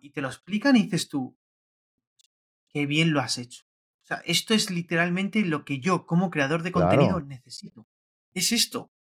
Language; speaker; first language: Spanish; native; Spanish